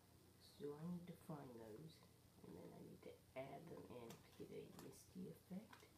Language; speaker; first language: English; native; English